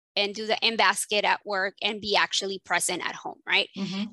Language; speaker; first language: English; early bilingual, other home language; Spanish